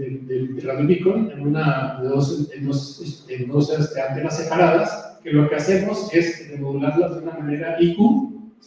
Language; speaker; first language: Spanish; native; Spanish